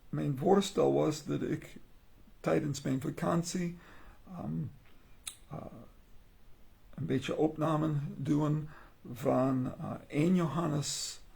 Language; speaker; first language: Dutch; non-native, learner; English